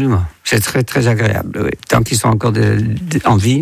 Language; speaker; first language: French; non-native, fluent; Dutch